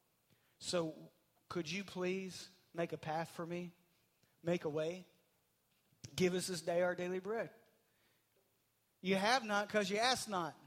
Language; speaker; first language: English; native; English